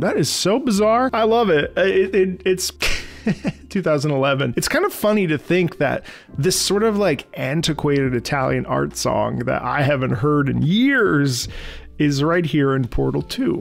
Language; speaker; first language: English; native; English